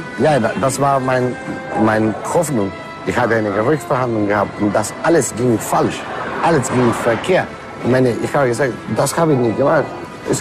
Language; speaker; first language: German; non-native, fluent; English